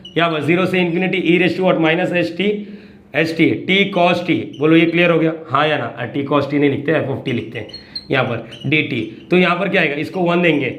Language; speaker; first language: Hindi; non-native, local second language; Marathi